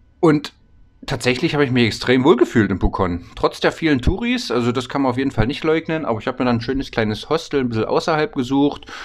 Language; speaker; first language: German; native; German